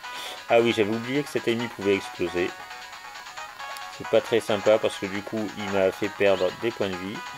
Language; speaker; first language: French; native; French